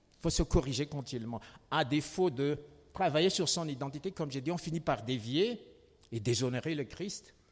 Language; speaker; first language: French; non-native, local second language; Malagasy